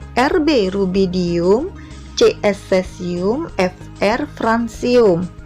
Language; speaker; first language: Indonesian; non-native, local second language; Javanese